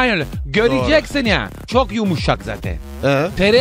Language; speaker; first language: Turkish; non-native, learner; Italian